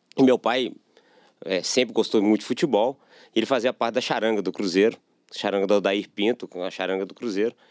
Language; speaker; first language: Portuguese; native; Portuguese